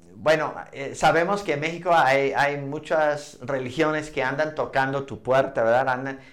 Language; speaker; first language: Spanish; non-native, fluent; English